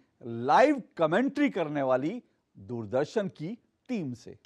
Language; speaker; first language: Hindi; native; Hindi